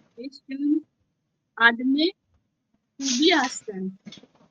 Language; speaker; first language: Persian; non-native, learner; Urdu